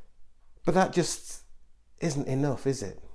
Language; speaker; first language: English; native; English